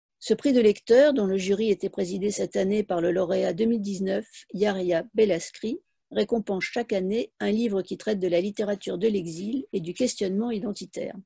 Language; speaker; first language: French; native; French